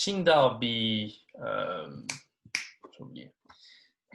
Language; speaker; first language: Chinese; non-native, learner; French